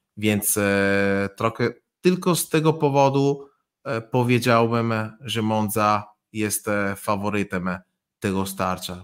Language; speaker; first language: Polish; non-native, fluent; Italian